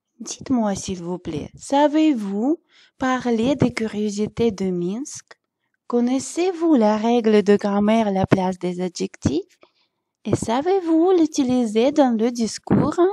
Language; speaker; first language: French; non-native, fluent; Russian